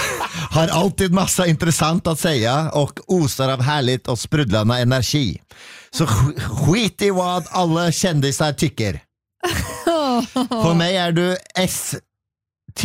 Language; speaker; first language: Swedish; non-native, learner; Norwegian